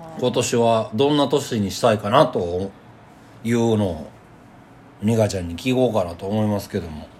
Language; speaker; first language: Japanese; native; Japanese